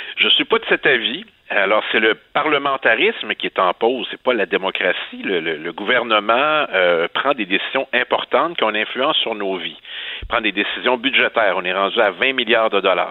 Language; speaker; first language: French; native; French